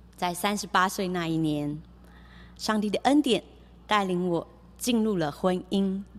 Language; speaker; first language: Chinese; early bilingual, heritage; Chinese